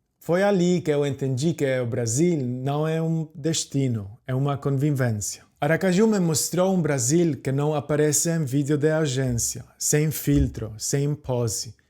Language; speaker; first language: Portuguese; non-native, fluent; Polish